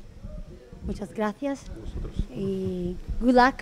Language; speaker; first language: Spanish; non-native, fluent; Italian